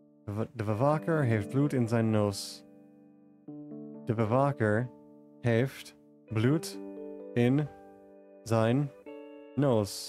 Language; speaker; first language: Dutch; non-native, learner; English